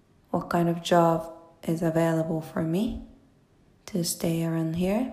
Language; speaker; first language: English; non-native, fluent; Japanese